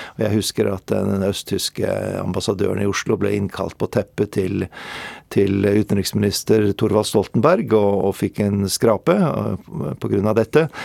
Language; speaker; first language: Norwegian; native; Norwegian